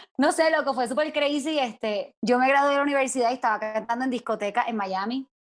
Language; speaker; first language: Spanish; native; Spanish